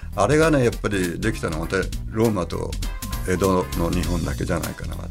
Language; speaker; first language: Japanese; native; Japanese